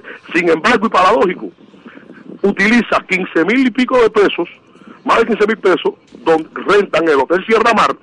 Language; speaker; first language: Spanish; native; Spanish